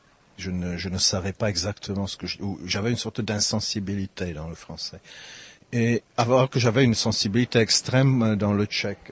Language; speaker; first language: French; non-native, fluent; Czech